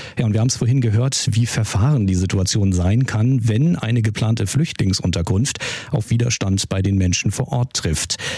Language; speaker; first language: German; native; German